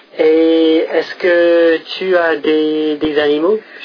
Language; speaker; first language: French; non-native, fluent; English